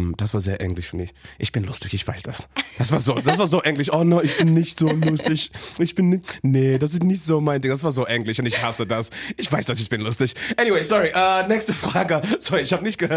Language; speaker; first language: German; non-native, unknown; Shona